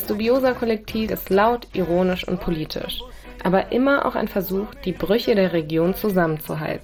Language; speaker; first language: German; native; German